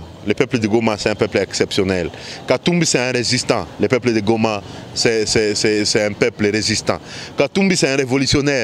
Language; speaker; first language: French; non-native, local second language; Swahili